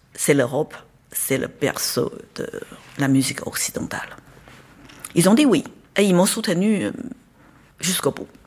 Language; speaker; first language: French; non-native, fluent; Chinese